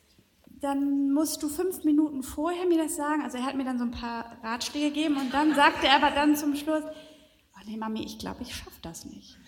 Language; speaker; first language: German; native; German